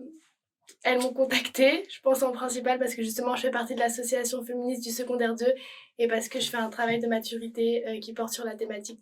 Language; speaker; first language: French; native; French